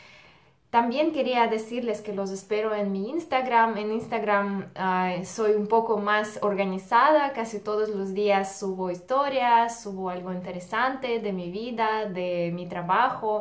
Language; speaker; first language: Spanish; non-native, fluent; Russian